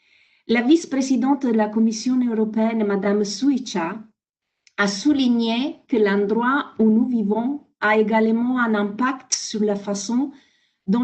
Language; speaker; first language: French; non-native, fluent; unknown